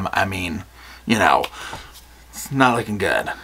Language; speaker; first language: English; native; English